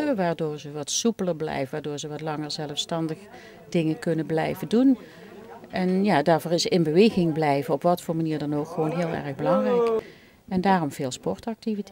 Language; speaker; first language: Dutch; native; Dutch